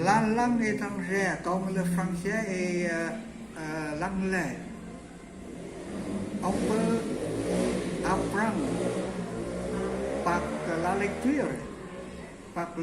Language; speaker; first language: French; non-native, learner; Vietnamese